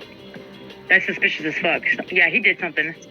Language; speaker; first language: English; native; English